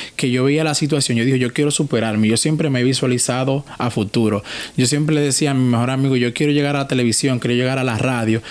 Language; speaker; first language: Spanish; native; Spanish